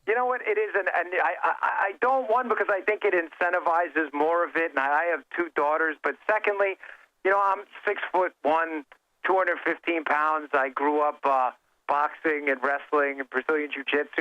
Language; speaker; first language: English; native; English